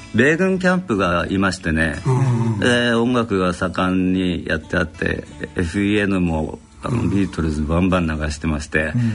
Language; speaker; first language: Japanese; native; Japanese